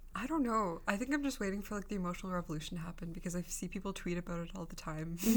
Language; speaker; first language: English; native; English